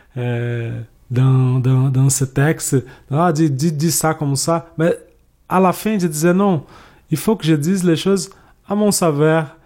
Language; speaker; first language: French; non-native, fluent; Portuguese